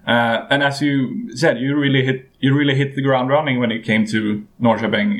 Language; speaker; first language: English; non-native, fluent; Swedish